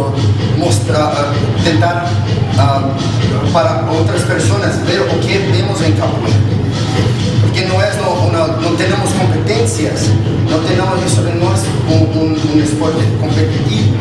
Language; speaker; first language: Spanish; non-native, learner; Portuguese